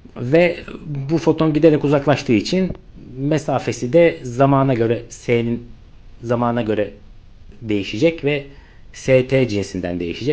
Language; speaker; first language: Turkish; native; Turkish